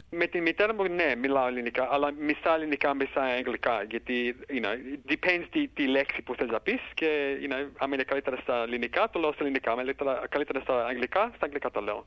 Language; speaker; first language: Greek; early bilingual, heritage; Greek